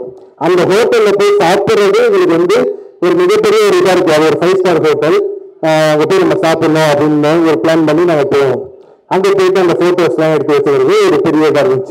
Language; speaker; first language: Tamil; native; Tamil